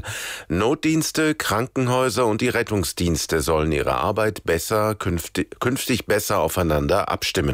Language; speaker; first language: German; native; German